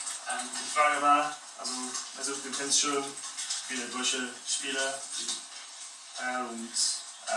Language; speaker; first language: German; non-native, fluent; English